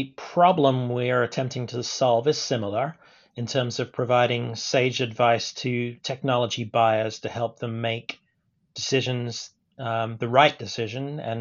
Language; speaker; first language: English; native; English